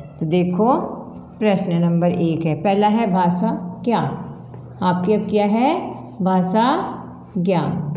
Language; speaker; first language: Hindi; native; Hindi